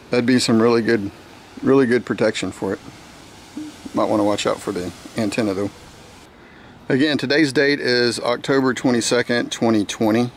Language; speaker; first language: English; native; English